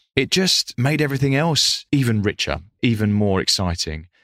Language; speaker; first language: English; native; English